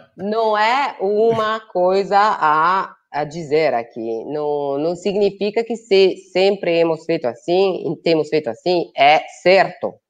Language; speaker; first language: Portuguese; non-native, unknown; Italian